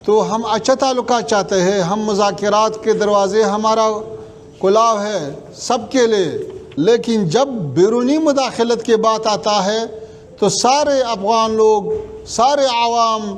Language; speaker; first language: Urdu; non-native, fluent; Pashto